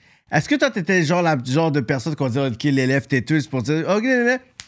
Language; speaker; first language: French; native; French